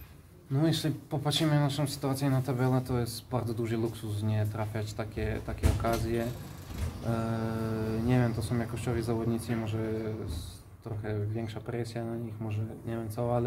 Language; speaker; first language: Polish; non-native, fluent; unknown